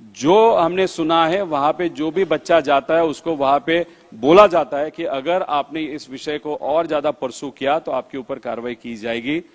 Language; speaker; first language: Hindi; non-native, local second language; Marathi